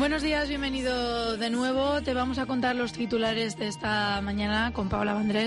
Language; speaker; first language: Spanish; native; Spanish